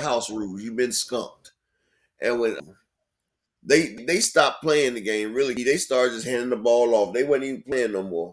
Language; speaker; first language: English; native; English